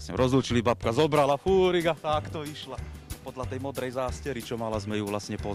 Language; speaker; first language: Slovak; native; Slovak